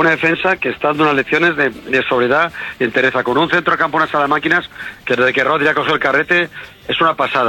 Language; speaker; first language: Spanish; native; Spanish